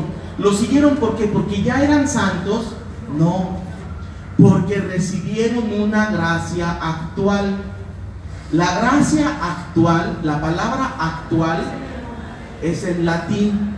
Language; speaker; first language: Spanish; native; Spanish